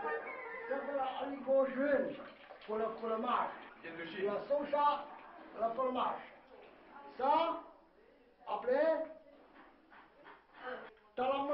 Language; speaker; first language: French; non-native, learner; Chinese